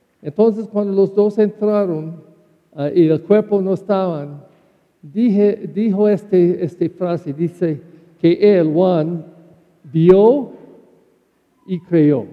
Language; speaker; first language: Spanish; non-native, learner; English